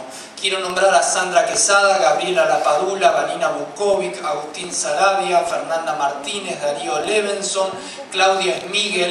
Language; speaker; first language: Spanish; native; Spanish